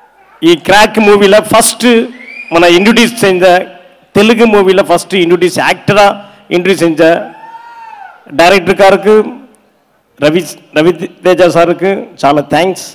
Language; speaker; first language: Telugu; non-native, learner; Tamil